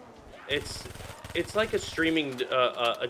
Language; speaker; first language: English; native; English